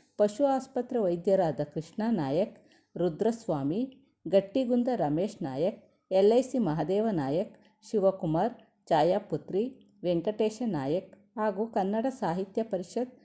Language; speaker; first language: Kannada; native; Kannada